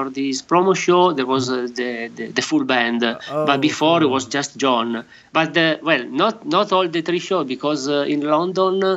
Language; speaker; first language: English; non-native, learner; Italian